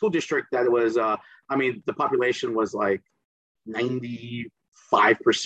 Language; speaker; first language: English; early bilingual, other home language; Spanish